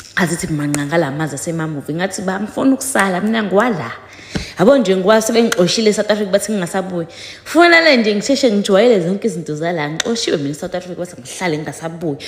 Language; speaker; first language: Zulu; native; Zulu